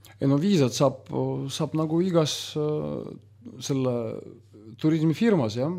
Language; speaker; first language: Estonian; non-native, local second language; Russian